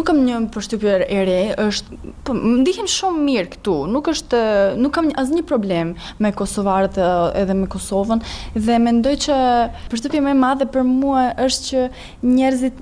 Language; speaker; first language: Albanian; non-native, learner; Serbian